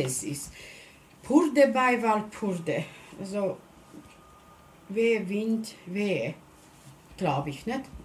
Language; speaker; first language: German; non-native, local second language; Romany